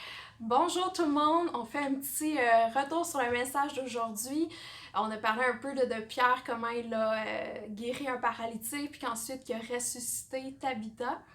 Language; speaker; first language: French; native; French